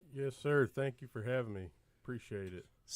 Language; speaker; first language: English; native; English